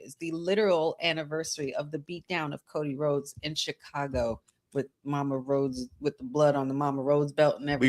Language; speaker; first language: English; native; English